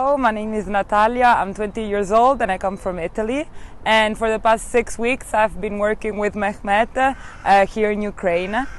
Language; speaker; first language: English; non-native, fluent; Italian